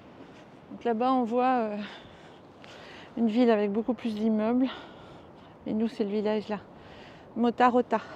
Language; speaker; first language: French; native; French